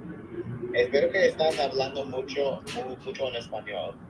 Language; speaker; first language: Spanish; non-native, fluent; English